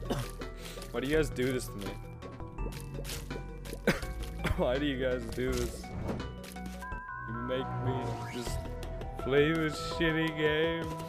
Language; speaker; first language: English; native; English